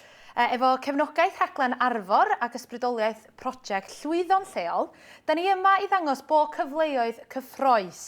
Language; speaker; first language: Welsh; native; Welsh